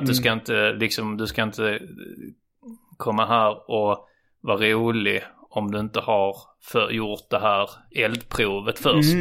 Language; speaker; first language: Swedish; native; Swedish